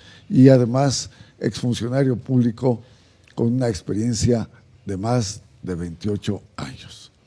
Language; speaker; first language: Spanish; native; Spanish